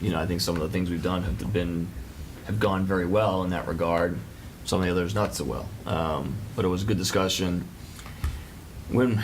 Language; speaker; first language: English; native; English